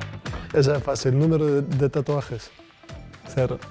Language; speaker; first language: Spanish; non-native, fluent; Serbian